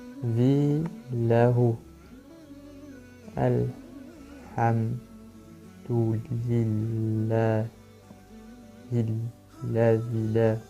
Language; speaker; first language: Arabic; non-native, learner; French